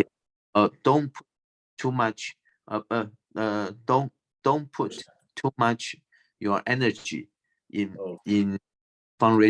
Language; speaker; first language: English; non-native, fluent; Chinese